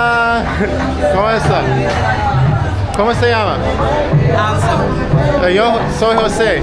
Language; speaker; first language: Spanish; non-native, learner; Persian